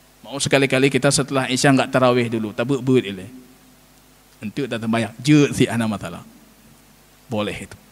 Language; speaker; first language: Malay; non-native, local second language; Achinese